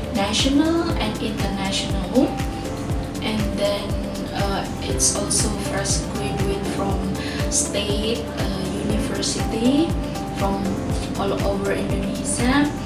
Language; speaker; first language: English; non-native, fluent; Indonesian